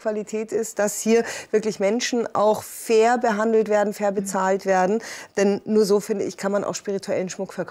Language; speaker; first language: German; native; German